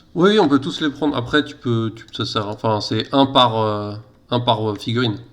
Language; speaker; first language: French; native; French